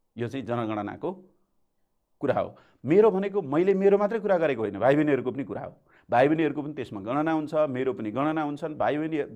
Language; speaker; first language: Nepali; native; Nepali